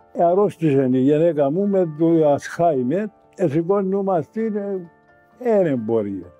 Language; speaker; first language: Greek; native; Greek